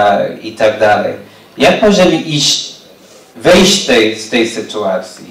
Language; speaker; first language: Polish; non-native, learner; English